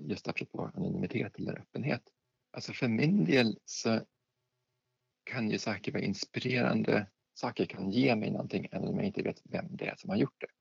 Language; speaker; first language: Swedish; native; Swedish